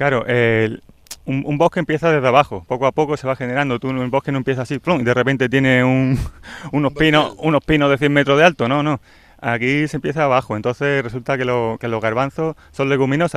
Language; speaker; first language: Spanish; native; Spanish